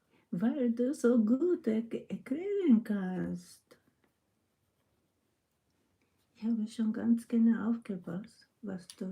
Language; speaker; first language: German; non-native, learner; Japanese